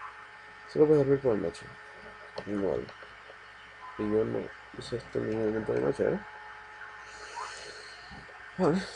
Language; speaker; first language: Spanish; native; Spanish